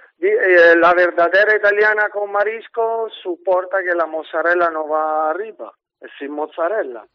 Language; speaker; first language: Spanish; non-native, fluent; Italian